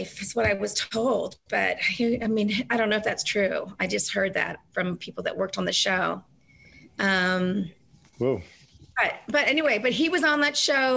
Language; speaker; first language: English; native; English